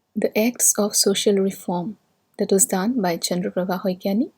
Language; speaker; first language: English; non-native, local second language; Assamese